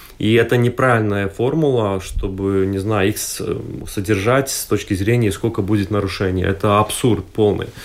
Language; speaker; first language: Russian; non-native, local second language; Latvian